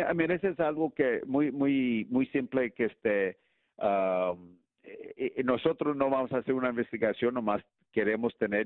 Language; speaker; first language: Spanish; early bilingual, heritage; Spanish